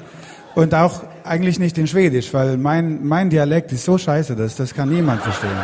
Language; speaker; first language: German; non-native, fluent; Swedish